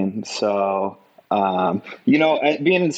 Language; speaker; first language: English; native; English